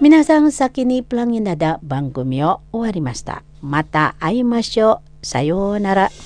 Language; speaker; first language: Japanese; non-native, learner; Indonesian